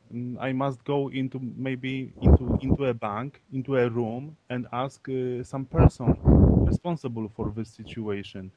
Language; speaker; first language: English; non-native, learner; Polish